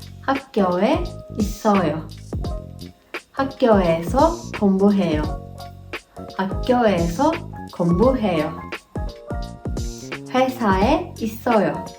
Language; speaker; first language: Korean; non-native, fluent; Turkish